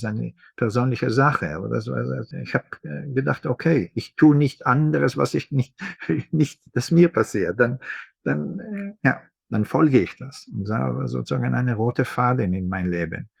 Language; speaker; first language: German; non-native, fluent; Hebrew